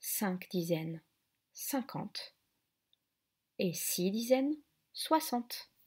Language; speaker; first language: French; native; French